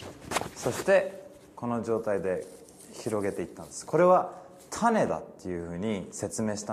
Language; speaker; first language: Japanese; early bilingual, heritage; English